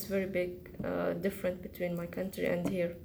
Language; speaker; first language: English; non-native, learner; Arabic